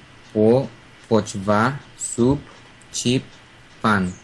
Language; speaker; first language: Russian; non-native, learner; Spanish